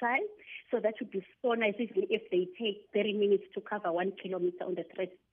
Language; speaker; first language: English; non-native, local second language; Zulu